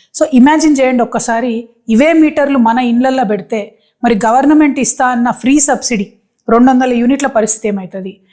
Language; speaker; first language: Telugu; native; Telugu